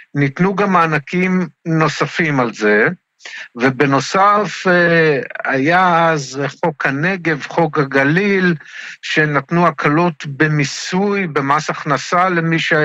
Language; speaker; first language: Hebrew; native; Hebrew